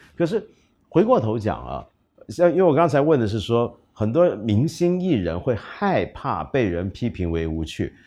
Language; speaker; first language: Chinese; non-native, local second language; Cantonese